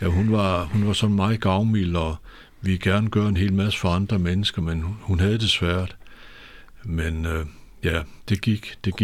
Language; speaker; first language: Danish; native; Danish